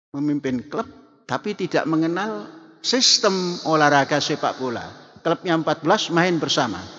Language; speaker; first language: Indonesian; non-native, local second language; Javanese